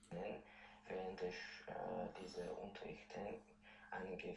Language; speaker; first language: German; non-native, learner; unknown